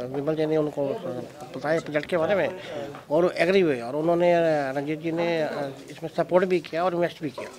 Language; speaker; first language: Hindi; native; Hindi